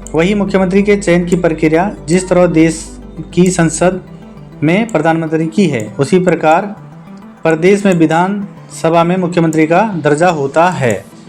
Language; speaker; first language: Hindi; native; Hindi